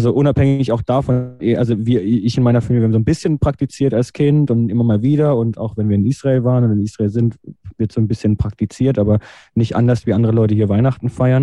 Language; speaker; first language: German; native; German